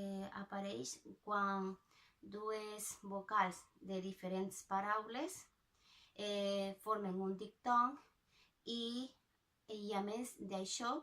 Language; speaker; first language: Catalan; non-native, local second language; Spanish